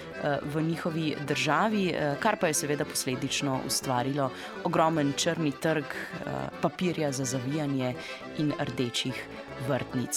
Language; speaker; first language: Slovenian; native; Slovenian